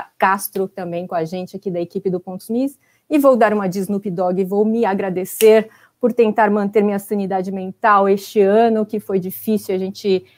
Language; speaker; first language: Portuguese; native; Portuguese